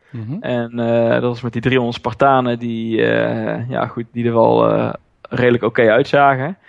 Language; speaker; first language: Dutch; native; Dutch